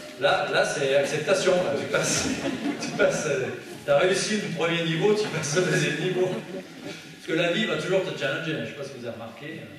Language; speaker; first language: French; native; French